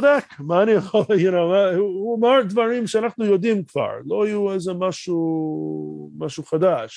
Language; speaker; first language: Hebrew; non-native, fluent; English